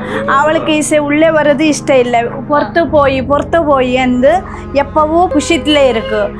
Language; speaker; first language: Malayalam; non-native, learner; Tamil